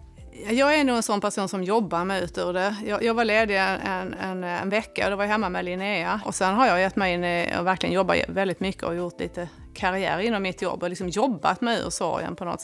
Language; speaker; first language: Swedish; native; Swedish